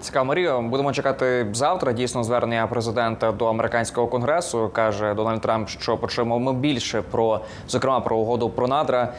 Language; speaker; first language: Ukrainian; native; Ukrainian